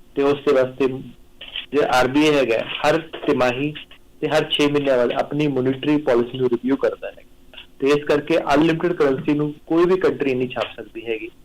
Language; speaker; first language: Punjabi; native; Punjabi